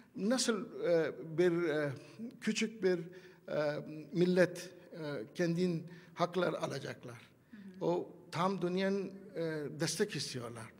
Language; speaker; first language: Turkish; non-native, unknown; Urdu